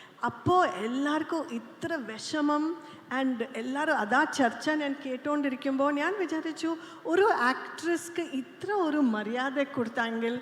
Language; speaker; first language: Malayalam; non-native, local second language; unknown